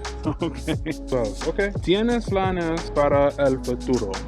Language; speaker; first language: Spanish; non-native, learner; English